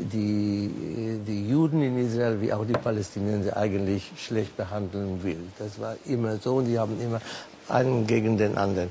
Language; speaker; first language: German; non-native, fluent; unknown